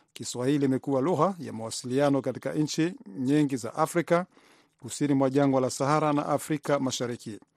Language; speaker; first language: Swahili; non-native, local second language; Rundi